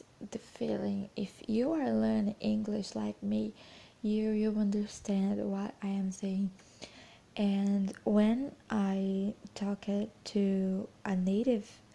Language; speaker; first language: English; non-native, fluent; Portuguese